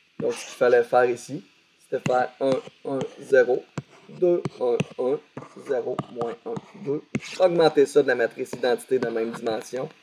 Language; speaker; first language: French; native; French